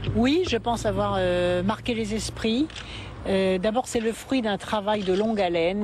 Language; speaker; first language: French; native; French